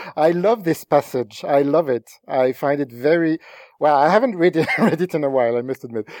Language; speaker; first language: English; non-native, fluent; French